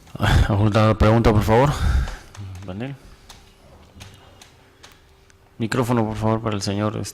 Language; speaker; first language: Spanish; native; Spanish